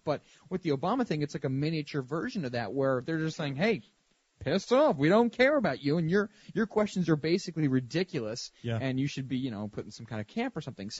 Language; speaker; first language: English; native; English